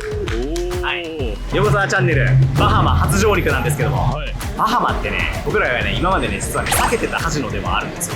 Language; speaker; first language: Japanese; native; Japanese